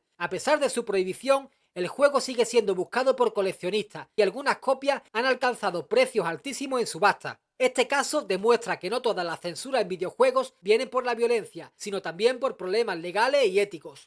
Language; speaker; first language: Spanish; native; Spanish